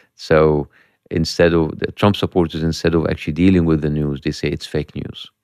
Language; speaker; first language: English; non-native, fluent; Arabic